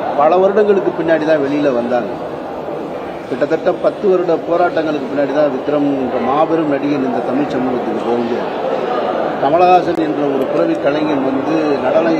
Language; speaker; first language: Tamil; native; Tamil